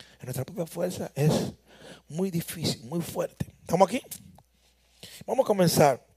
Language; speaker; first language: Spanish; native; Spanish